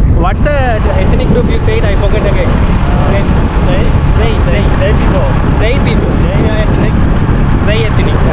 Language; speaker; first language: English; non-native, fluent; Tamil